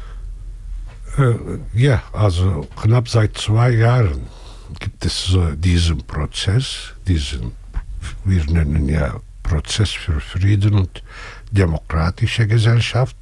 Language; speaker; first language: German; non-native, fluent; Kurdish